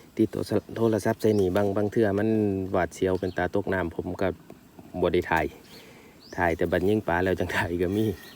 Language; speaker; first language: Thai; native; Thai